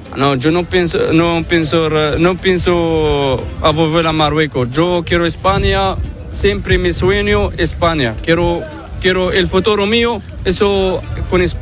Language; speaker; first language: Spanish; non-native, learner; Arabic